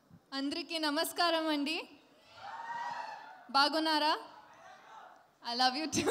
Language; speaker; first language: Telugu; non-native, local second language; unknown